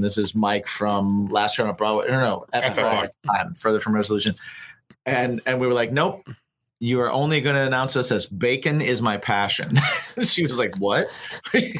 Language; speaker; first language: English; native; English